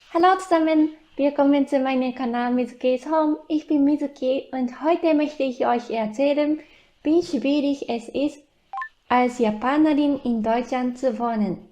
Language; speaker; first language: German; non-native, fluent; Japanese